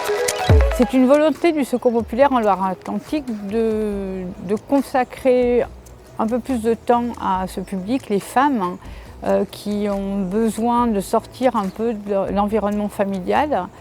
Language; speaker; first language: French; native; French